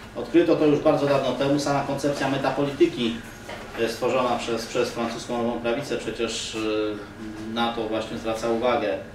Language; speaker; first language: Polish; native; Polish